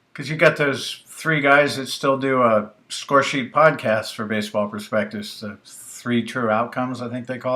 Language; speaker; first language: English; native; English